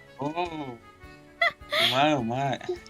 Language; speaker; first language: Japanese; non-native, learner; Spanish